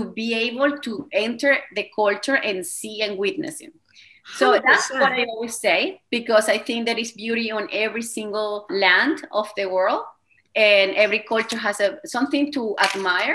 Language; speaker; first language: English; non-native, fluent; Spanish